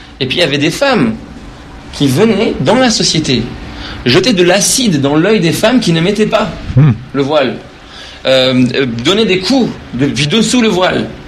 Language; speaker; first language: French; non-native, fluent; Persian